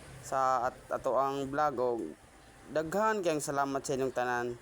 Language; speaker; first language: Cebuano; native; Cebuano